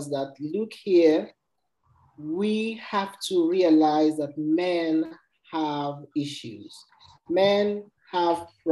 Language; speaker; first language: English; non-native, local second language; Igbo